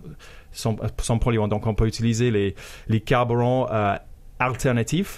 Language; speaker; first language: French; non-native, fluent; English